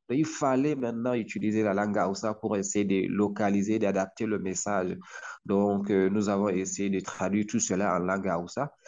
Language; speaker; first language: French; non-native, local second language; Hausa